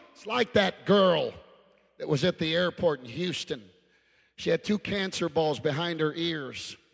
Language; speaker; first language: English; early bilingual, other home language; Spanish